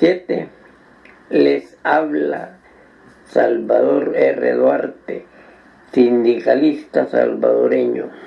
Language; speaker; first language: Spanish; native; Spanish